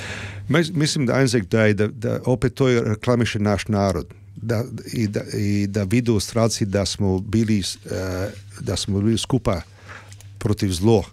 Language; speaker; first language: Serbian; early bilingual, heritage; Croatian